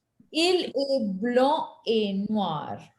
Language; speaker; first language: French; non-native, fluent; Hindi